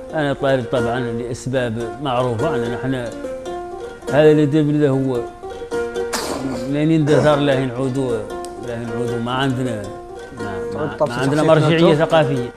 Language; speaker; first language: Arabic; native; Arabic